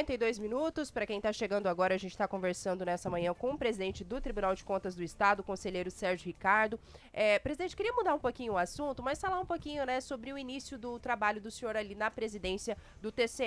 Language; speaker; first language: Portuguese; native; Portuguese